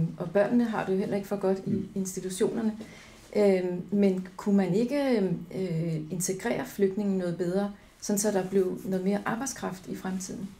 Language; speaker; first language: Danish; native; Danish